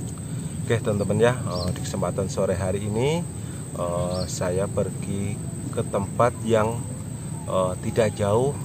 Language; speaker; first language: Indonesian; native; Indonesian